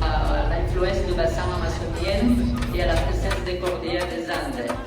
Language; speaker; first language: French; non-native, fluent; Spanish